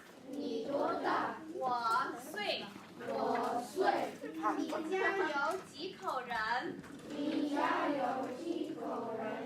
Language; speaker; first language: Chinese; non-native, learner; English